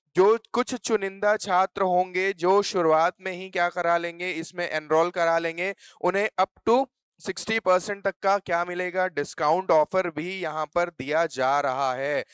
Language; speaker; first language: Hindi; native; Hindi